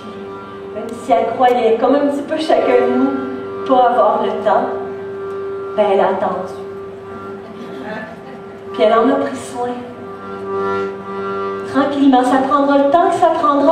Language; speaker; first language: French; native; French